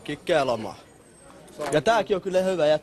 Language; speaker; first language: Finnish; early bilingual, other home language; Somali